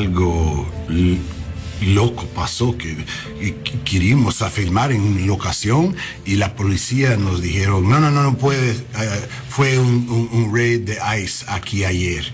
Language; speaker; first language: Spanish; non-native, learner; English